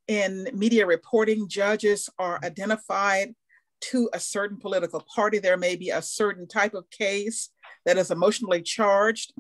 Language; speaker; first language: English; native; English